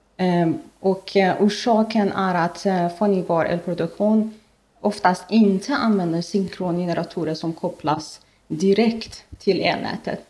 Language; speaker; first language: Swedish; non-native, fluent; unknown